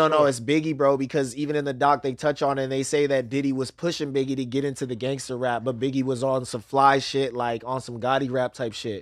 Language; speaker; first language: English; native; English